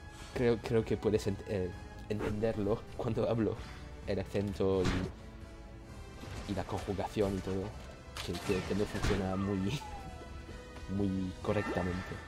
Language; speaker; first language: Spanish; non-native, learner; French